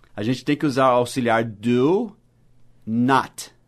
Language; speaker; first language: Portuguese; non-native, fluent; English